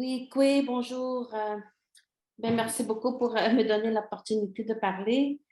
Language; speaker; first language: French; non-native, local second language; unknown